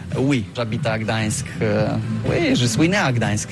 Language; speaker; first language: French; non-native, learner; Polish